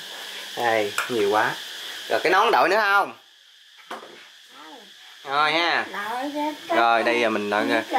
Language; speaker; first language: Vietnamese; native; Vietnamese